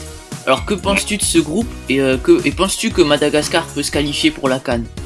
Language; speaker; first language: French; native; French